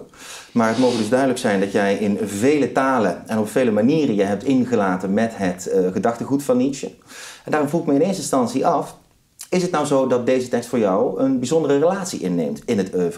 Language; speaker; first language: Dutch; native; Dutch